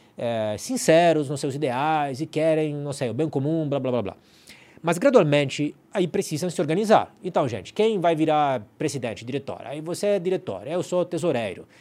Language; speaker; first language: Portuguese; non-native, fluent; Italian